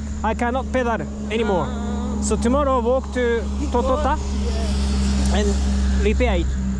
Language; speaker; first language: English; non-native, learner; Japanese